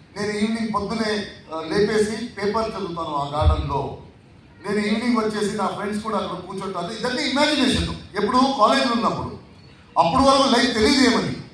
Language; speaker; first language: Telugu; non-native, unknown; Tulu